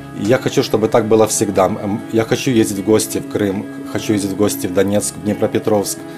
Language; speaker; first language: Russian; native; Russian